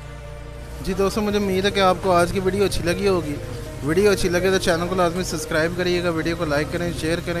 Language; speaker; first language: Hindi; non-native, local second language; Punjabi